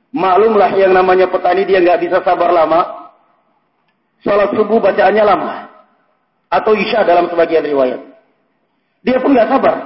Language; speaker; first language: Indonesian; native; Indonesian